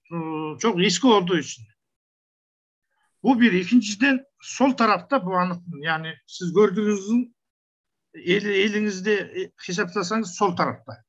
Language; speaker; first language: Turkish; non-native, learner; Kazakh